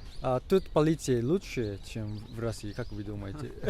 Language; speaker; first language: Russian; non-native, fluent; Japanese